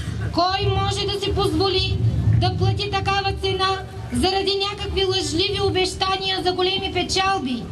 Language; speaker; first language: Bulgarian; native; Bulgarian